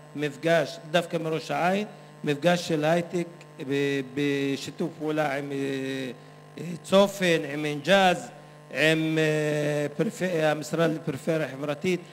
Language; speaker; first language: Hebrew; non-native, local second language; Arabic